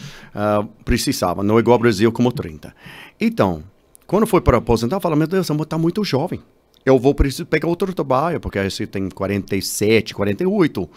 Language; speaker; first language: Portuguese; non-native, learner; English